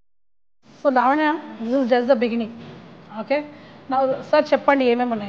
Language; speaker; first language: Telugu; native; Telugu